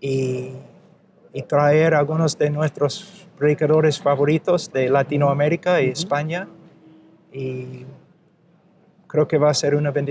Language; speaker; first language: Spanish; non-native, fluent; English